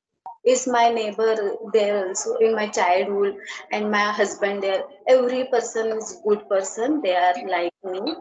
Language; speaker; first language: English; non-native, learner; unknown